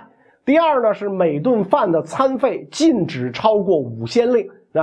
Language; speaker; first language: Chinese; native; Chinese